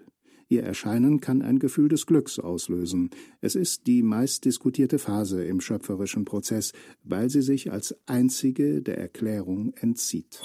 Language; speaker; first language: German; native; German